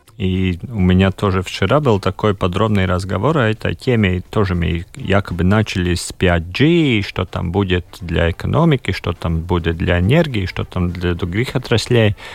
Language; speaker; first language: Russian; non-native, local second language; Latvian